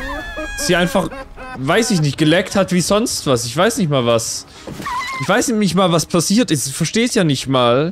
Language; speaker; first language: German; native; German